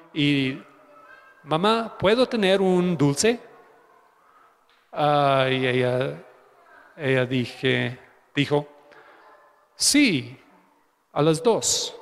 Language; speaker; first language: Spanish; non-native, fluent; English